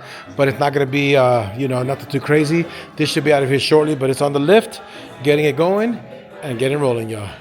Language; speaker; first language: English; native; English